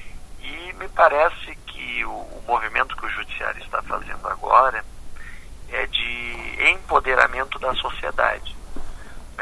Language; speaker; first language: Portuguese; native; Portuguese